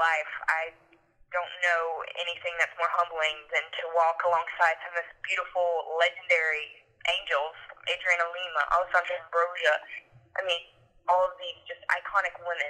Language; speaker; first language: English; native; English